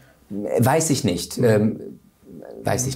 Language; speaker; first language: German; non-native, fluent; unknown